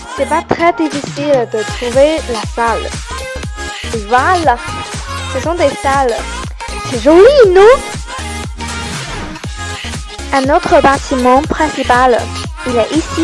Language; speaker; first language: French; non-native, learner; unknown